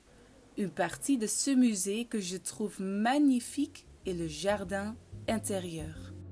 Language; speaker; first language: French; non-native, learner; Dutch